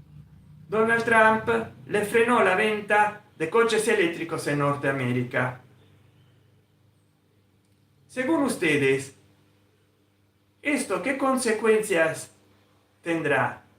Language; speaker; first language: Spanish; non-native, fluent; Italian